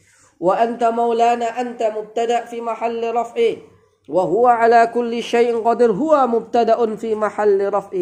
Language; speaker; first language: Arabic; non-native, fluent; Indonesian